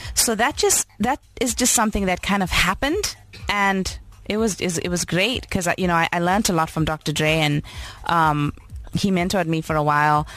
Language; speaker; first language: English; native; English